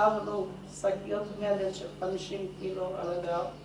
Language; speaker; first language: Hebrew; non-native, fluent; Hungarian